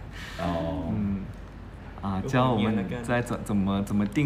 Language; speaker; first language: Chinese; non-native, fluent; Thai